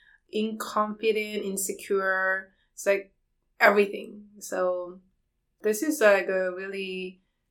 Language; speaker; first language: English; non-native, fluent; Korean